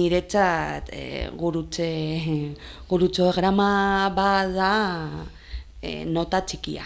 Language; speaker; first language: Basque; non-native, local second language; Spanish